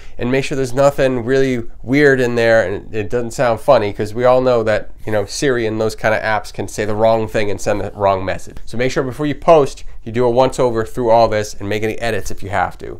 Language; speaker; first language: English; native; English